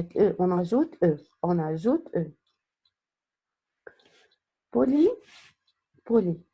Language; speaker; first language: French; non-native, fluent; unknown